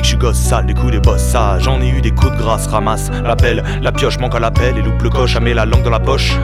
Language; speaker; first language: French; native; French